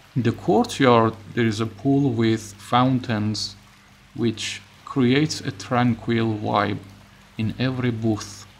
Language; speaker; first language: English; non-native, fluent; Persian